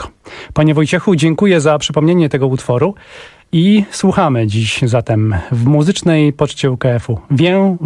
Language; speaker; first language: Polish; native; Polish